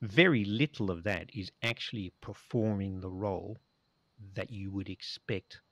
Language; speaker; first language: English; native; English